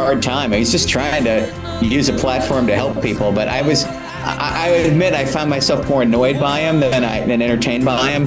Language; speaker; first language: English; native; English